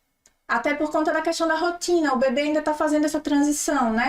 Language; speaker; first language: Portuguese; native; Portuguese